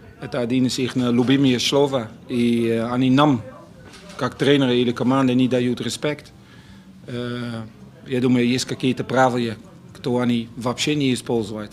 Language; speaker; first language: Russian; non-native, learner; Dutch